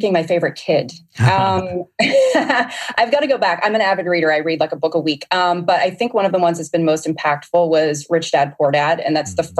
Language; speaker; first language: English; native; English